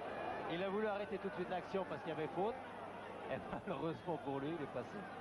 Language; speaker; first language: French; native; French